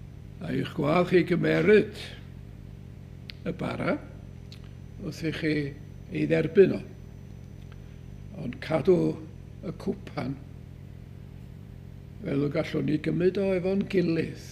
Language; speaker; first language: Welsh; native; Welsh